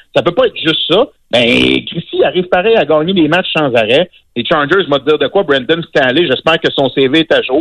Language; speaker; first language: French; native; French